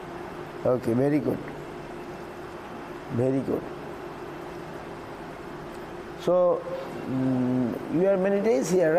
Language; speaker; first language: English; non-native, local second language; Bangla